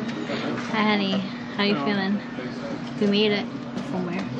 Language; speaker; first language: English; native; English